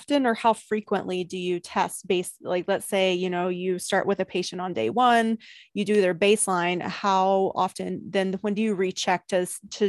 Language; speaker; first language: English; native; English